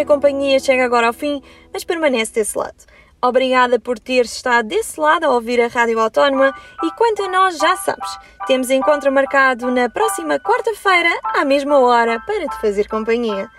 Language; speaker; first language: Portuguese; native; Portuguese